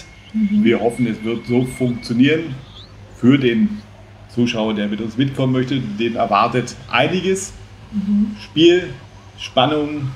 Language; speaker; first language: German; native; German